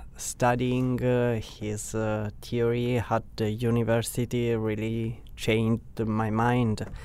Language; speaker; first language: English; non-native, learner; Italian